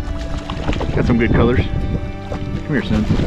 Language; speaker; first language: English; native; English